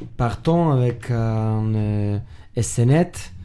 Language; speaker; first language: French; non-native, learner; Spanish